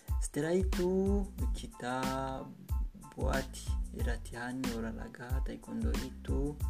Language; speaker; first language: Indonesian; non-native, learner; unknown